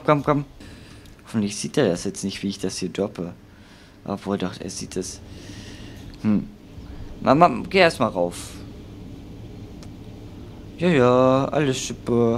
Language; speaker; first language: German; native; German